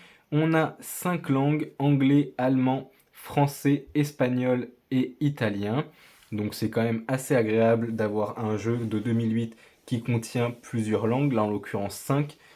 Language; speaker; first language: French; native; French